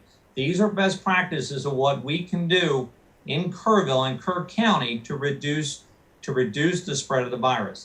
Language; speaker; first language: English; native; English